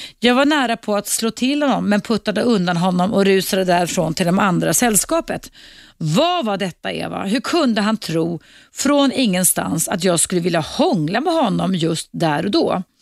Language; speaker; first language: Swedish; native; Swedish